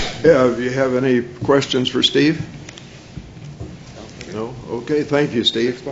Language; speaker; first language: English; native; English